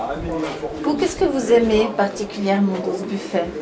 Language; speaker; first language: French; native; French